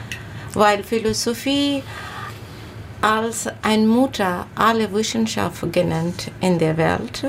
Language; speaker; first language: German; non-native, learner; Bangla